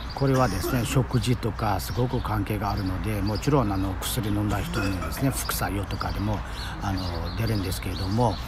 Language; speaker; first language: Japanese; non-native, fluent; Chinese